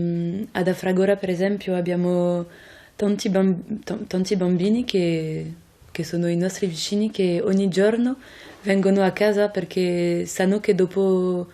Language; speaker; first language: Italian; non-native, fluent; French